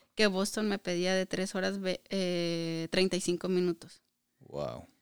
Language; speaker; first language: Spanish; native; Spanish